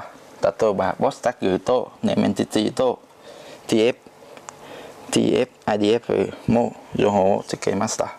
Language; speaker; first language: Japanese; non-native, learner; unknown